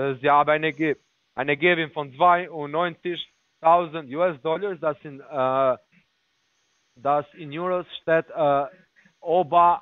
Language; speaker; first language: German; non-native, learner; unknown